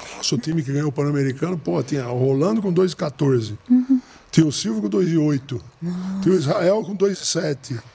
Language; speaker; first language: Portuguese; native; Portuguese